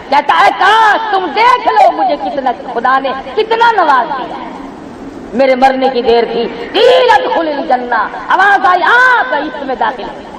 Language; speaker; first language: Urdu; non-native, local second language; Saraiki